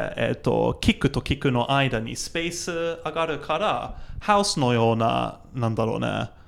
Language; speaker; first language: Japanese; non-native, fluent; English